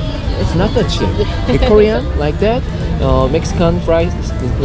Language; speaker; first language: English; non-native, learner; Korean